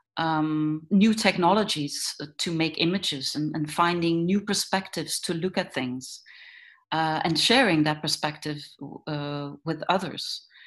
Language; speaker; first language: English; non-native, fluent; Dutch